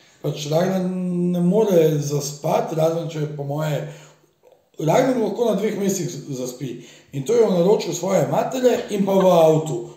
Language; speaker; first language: Slovenian; early bilingual, other home language; Bosnian